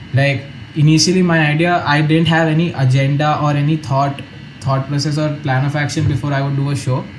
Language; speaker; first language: English; non-native, local second language; Hindi